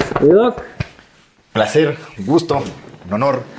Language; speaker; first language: Spanish; native; Spanish